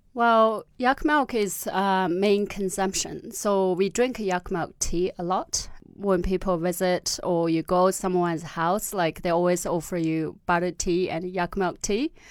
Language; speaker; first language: English; non-native, fluent; Tibetan